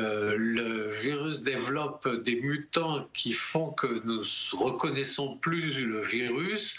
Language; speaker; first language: French; native; French